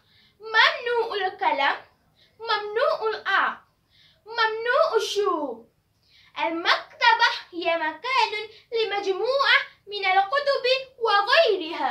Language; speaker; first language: Arabic; non-native, learner; Malay